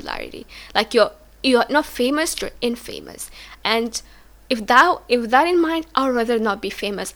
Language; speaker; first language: English; non-native, local second language; Swahili